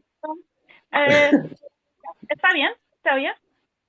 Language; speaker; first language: Spanish; non-native, learner; Polish